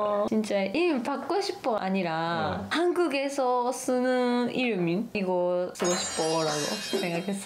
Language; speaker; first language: Korean; non-native, learner; Japanese